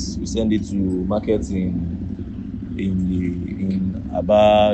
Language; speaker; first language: English; non-native, local second language; Igbo